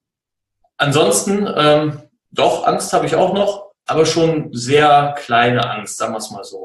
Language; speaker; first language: German; native; German